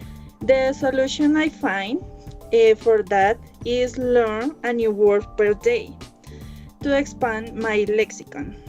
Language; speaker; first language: English; non-native, learner; Spanish